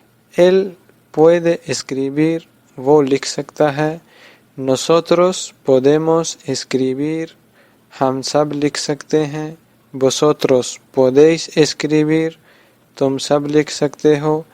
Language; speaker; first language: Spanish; non-native, fluent; Urdu